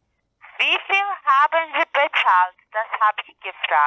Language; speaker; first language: German; non-native, learner; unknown